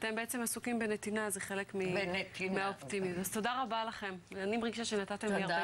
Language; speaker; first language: Hebrew; native; Hebrew